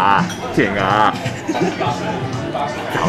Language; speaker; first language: Chinese; non-native, learner; Japanese